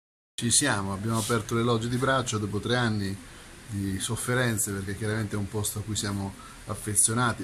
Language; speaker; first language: Italian; native; Italian